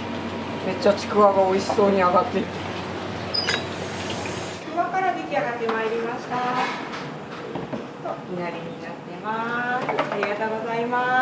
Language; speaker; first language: Japanese; native; Japanese